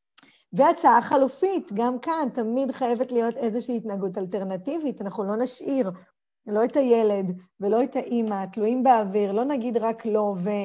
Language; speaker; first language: Hebrew; native; Hebrew